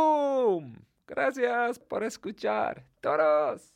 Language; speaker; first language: Spanish; non-native, learner; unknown